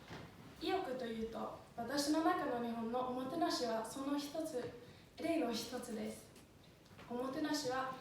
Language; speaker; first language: Japanese; non-native, fluent; Swedish